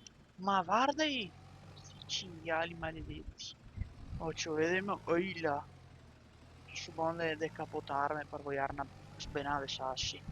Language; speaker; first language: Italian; native; Italian